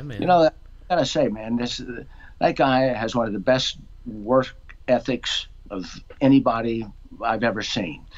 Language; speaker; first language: English; native; English